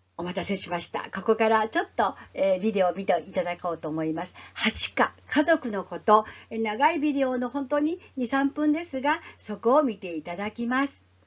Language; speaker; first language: Japanese; native; Japanese